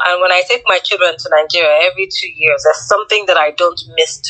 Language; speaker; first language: English; non-native, local second language; Igbo